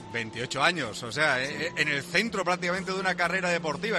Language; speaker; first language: Spanish; native; Spanish